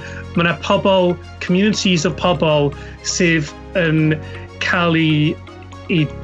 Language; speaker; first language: Welsh; non-native, local second language; English